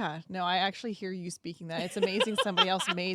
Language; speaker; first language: English; native; English